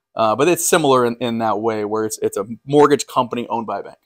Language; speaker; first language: English; native; English